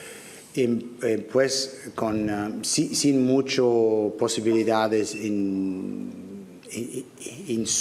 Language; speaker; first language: Spanish; non-native, learner; English